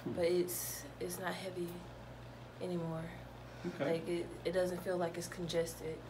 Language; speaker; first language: English; native; English